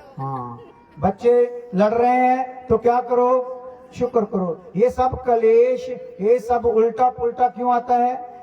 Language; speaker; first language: Hindi; non-native, local second language; Punjabi